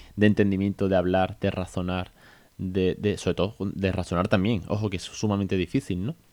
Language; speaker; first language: Spanish; native; Spanish